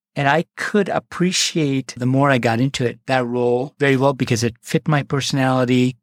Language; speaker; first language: English; non-native, local second language; Malayalam